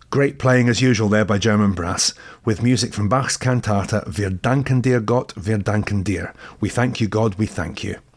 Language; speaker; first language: English; native; English